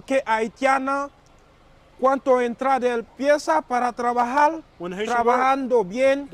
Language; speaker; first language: Spanish; non-native, learner; Haitian Creole